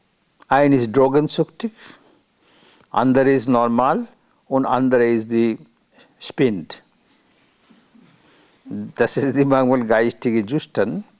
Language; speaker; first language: German; non-native, learner; Bangla